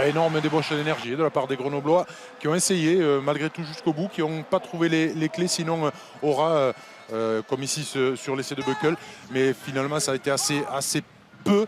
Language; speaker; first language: French; native; French